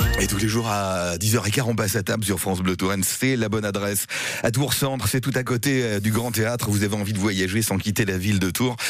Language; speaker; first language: French; native; French